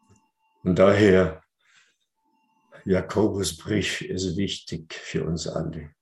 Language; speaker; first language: German; non-native, fluent; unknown